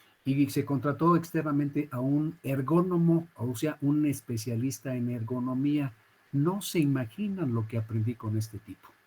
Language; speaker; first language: Spanish; native; Spanish